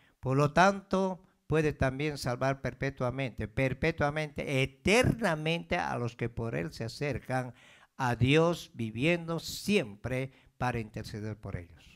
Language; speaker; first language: Spanish; native; Spanish